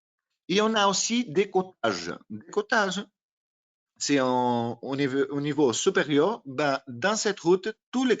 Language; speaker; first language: French; non-native, learner; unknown